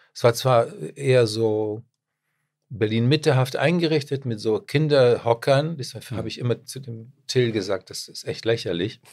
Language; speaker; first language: German; early bilingual, other home language; Czech